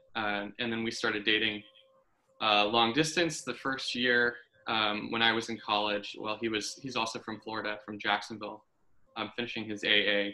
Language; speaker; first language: English; native; English